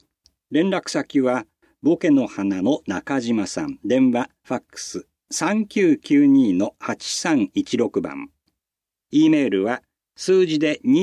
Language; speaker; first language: Japanese; native; Japanese